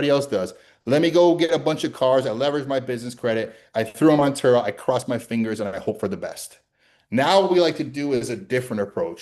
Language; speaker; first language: English; native; English